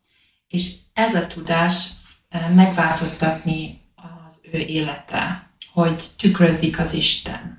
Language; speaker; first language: Hungarian; non-native, learner; English